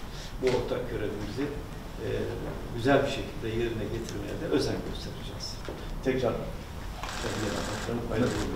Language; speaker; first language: Turkish; native; Turkish